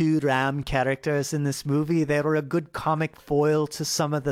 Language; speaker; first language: English; native; English